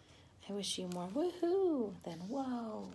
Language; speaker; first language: English; native; English